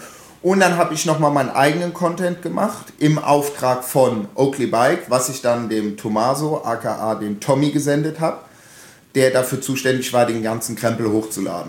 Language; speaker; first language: German; native; German